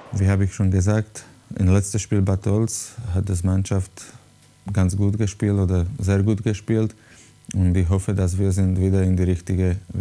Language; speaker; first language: German; non-native, learner; Slovak